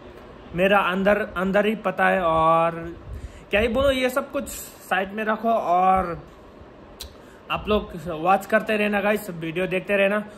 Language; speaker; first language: Hindi; non-native, local second language; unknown